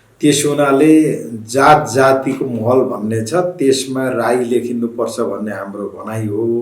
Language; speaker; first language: Nepali; non-native, local second language; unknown